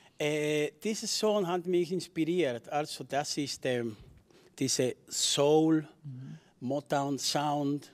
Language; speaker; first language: German; non-native, fluent; Spanish